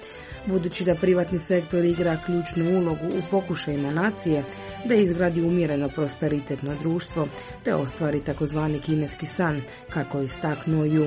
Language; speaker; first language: Croatian; native; Croatian